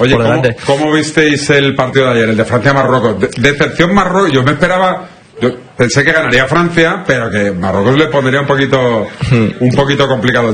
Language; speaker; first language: Spanish; native; Spanish